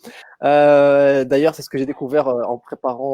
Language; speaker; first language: French; native; French